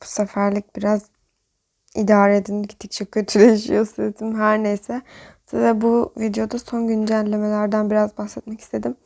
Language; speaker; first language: Turkish; native; Turkish